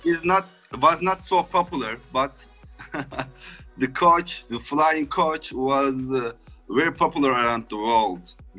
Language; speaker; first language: English; non-native, fluent; Turkish